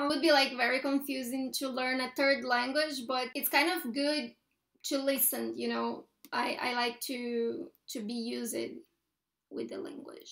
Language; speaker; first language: English; non-native, fluent; Portuguese